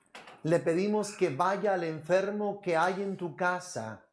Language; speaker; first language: Spanish; native; Spanish